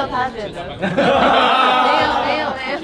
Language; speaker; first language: Chinese; non-native, fluent; Japanese